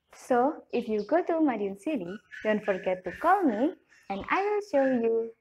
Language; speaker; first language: English; non-native, learner; Indonesian